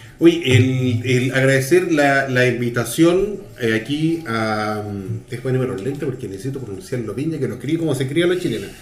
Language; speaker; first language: Spanish; native; Spanish